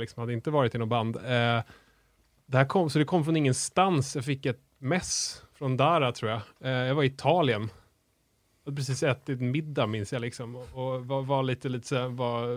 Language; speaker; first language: Swedish; native; Swedish